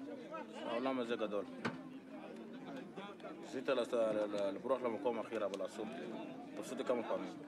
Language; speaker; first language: Hebrew; non-native, learner; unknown